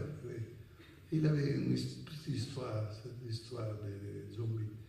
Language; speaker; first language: French; non-native, fluent; Italian